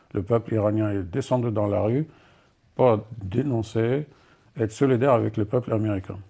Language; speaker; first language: French; non-native, fluent; Arabic